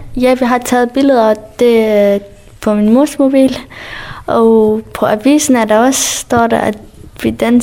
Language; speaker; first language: Danish; early bilingual, other home language; Kurdish